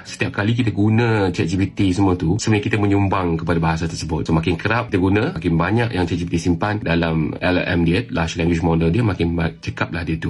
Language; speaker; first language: Malay; native; Malay